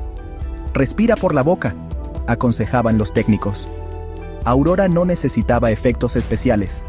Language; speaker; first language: Spanish; native; Spanish